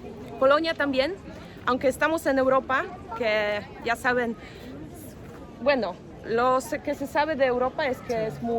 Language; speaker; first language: Spanish; non-native, fluent; Polish